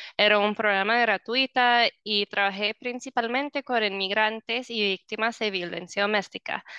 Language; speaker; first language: Spanish; non-native, fluent; English